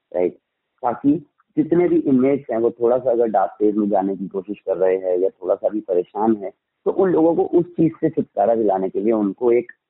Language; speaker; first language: Hindi; native; Hindi